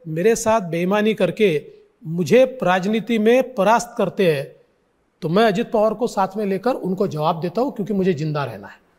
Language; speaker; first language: Hindi; non-native, local second language; Marathi